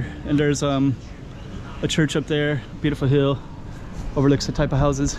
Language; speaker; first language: English; native; English